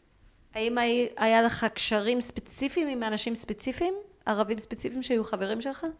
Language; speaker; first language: Hebrew; native; Hebrew